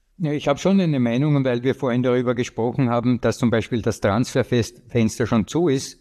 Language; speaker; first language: German; native; German